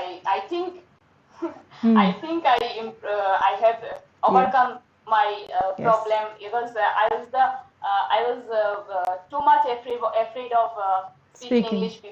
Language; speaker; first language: English; non-native, learner; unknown